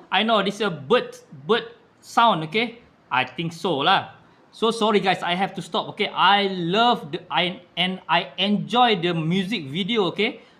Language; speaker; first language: English; non-native, local second language; Malay